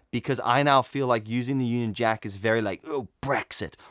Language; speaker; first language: English; native; English